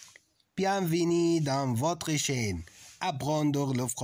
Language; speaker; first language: French; non-native, fluent; Arabic